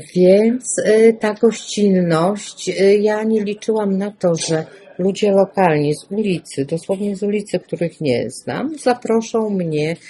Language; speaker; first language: Polish; native; Polish